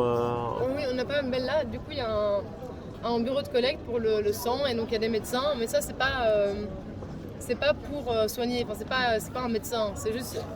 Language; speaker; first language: French; native; French